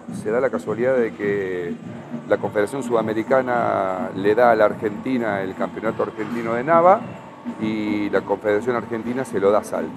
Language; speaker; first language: Spanish; native; Spanish